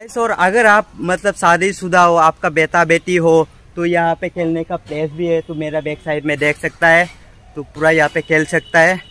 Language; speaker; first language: Hindi; non-native, local second language; Assamese